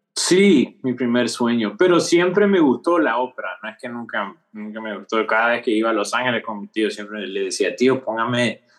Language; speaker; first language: Spanish; early bilingual, heritage; Spanish